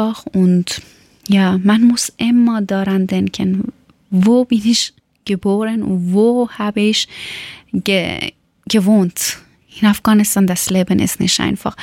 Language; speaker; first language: German; non-native, learner; Persian